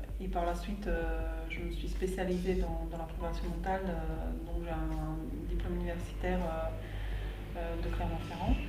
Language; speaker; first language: French; non-native, fluent; Slovak